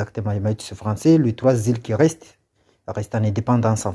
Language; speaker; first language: French; non-native, local second language; Comorian